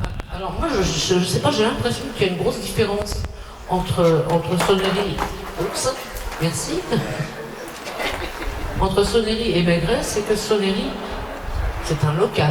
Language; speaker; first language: French; native; French